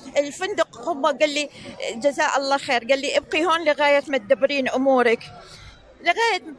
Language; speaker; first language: Arabic; native; Arabic